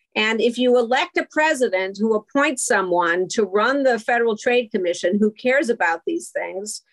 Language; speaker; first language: English; native; English